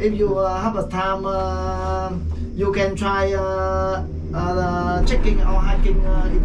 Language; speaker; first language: English; non-native, learner; Vietnamese